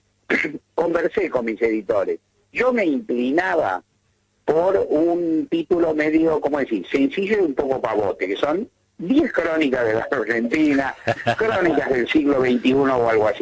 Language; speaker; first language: Spanish; native; Spanish